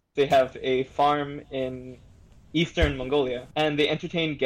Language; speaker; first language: English; native; English